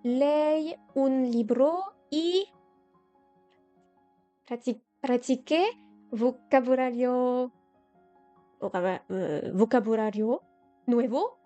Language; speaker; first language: Spanish; non-native, learner; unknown